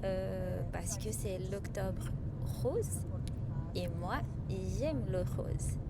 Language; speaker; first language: French; non-native, fluent; Portuguese